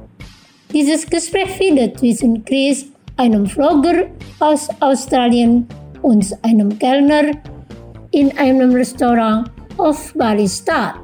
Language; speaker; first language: German; non-native, fluent; Indonesian